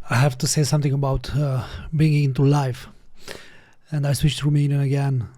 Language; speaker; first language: English; non-native, fluent; Romanian